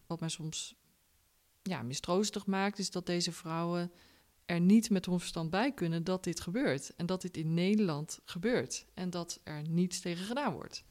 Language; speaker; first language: Dutch; native; Dutch